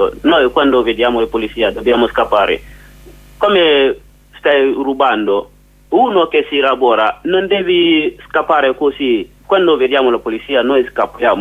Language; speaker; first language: Italian; non-native, learner; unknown